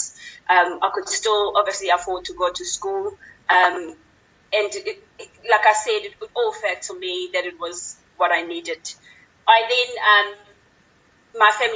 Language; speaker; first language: English; non-native, local second language; Zulu